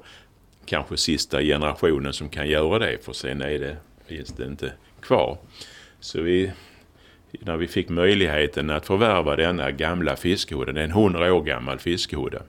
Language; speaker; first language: Swedish; native; Swedish